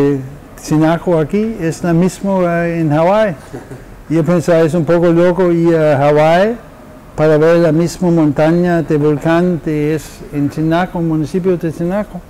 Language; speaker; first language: Spanish; non-native, fluent; Danish